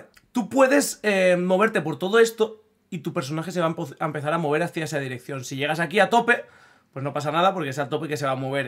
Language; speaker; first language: Spanish; native; Spanish